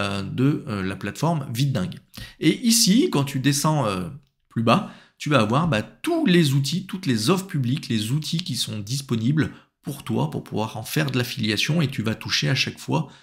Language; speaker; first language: French; native; French